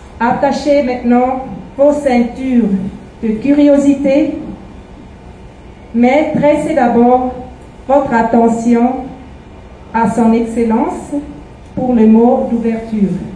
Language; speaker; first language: French; non-native, fluent; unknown